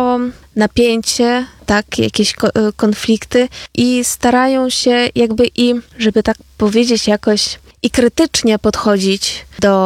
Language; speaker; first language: Polish; non-native, fluent; Ukrainian